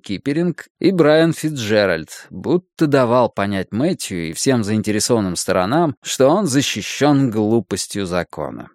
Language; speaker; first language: Russian; native; Russian